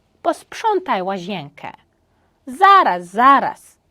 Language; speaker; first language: Polish; non-native, fluent; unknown